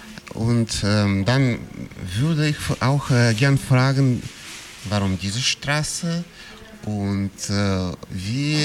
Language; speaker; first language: German; non-native, fluent; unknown